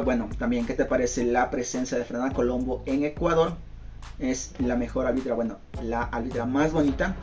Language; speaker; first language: Spanish; native; Spanish